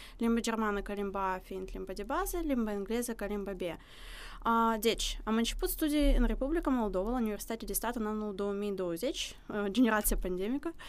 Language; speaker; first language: Romanian; early bilingual, other home language; Russian